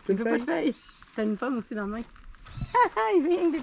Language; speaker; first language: French; native; French